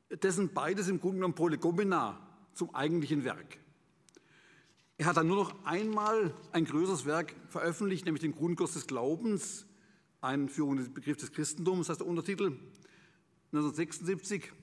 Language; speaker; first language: German; native; German